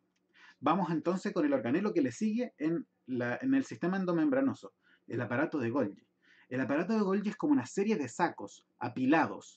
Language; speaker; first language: Spanish; native; Spanish